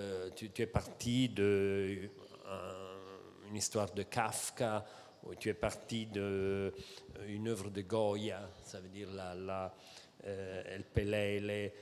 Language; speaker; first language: French; non-native, fluent; Italian